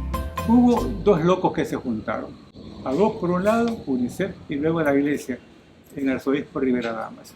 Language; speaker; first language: Spanish; native; Spanish